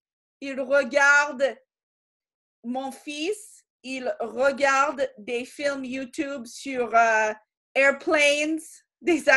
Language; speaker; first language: French; non-native, fluent; English